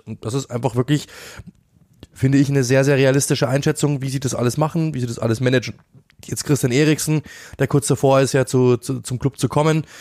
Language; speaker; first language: German; native; German